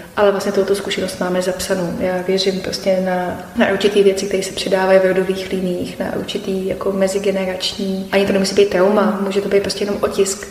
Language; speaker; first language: Czech; native; Czech